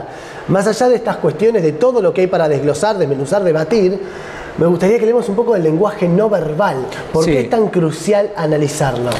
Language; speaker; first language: Spanish; native; Spanish